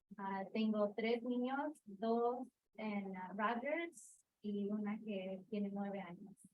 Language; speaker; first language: Spanish; early bilingual, heritage; Spanish